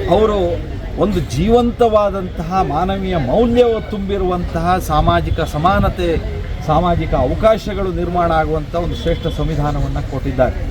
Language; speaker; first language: Kannada; native; Kannada